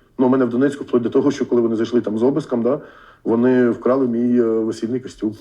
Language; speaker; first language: Ukrainian; non-native, local second language; Russian